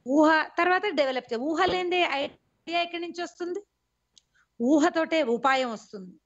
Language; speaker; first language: Telugu; native; Telugu